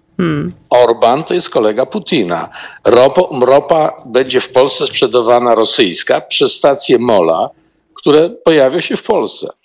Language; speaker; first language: Polish; native; Polish